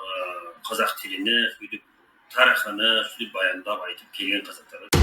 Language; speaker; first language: Kazakh; early bilingual, heritage; Kazakh